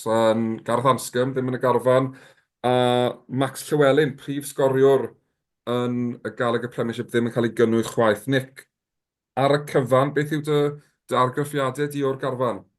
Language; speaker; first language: Welsh; native; Welsh